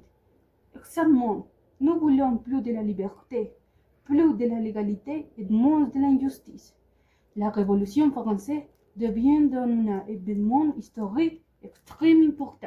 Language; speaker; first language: French; non-native, learner; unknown